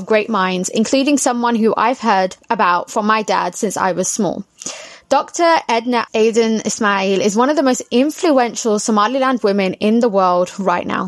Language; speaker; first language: English; native; English